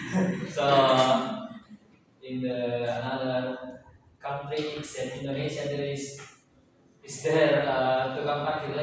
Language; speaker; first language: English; non-native, learner; Indonesian